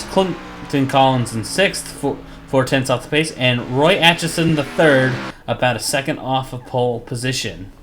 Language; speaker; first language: English; native; English